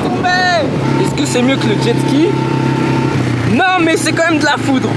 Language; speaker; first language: French; native; French